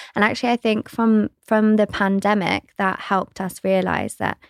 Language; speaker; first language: English; native; English